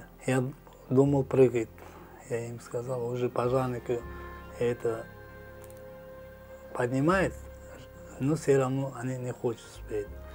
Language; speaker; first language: Russian; non-native, learner; Uzbek